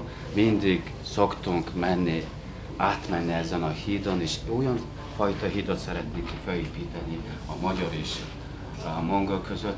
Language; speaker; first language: Hungarian; non-native, fluent; Mongolian